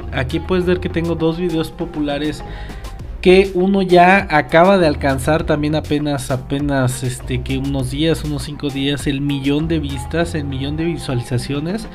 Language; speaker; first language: Spanish; native; Spanish